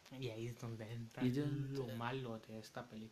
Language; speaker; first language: Spanish; native; Spanish